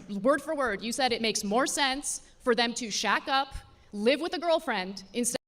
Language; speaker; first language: English; native; English